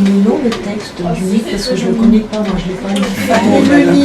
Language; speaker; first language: French; native; French